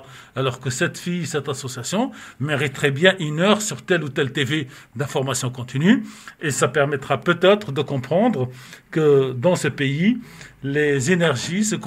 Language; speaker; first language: French; native; French